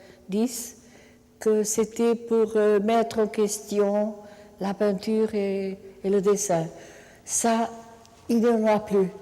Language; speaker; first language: French; non-native, fluent; Portuguese